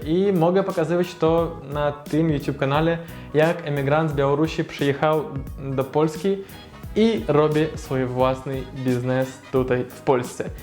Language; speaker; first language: Polish; non-native, learner; Russian